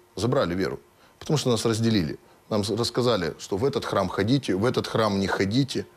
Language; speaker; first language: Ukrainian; non-native, local second language; Russian